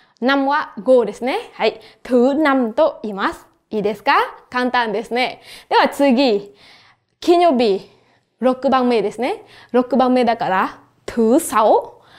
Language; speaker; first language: Japanese; non-native, fluent; Vietnamese